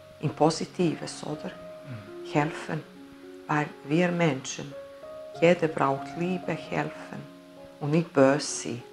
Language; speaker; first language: German; non-native, fluent; Italian